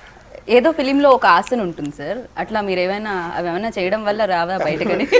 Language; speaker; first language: Telugu; native; Telugu